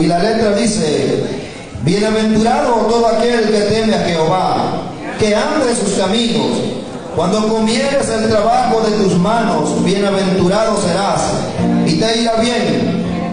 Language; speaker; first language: Spanish; native; Spanish